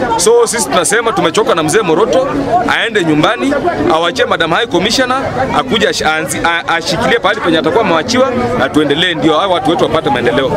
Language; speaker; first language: Swahili; non-native, local second language; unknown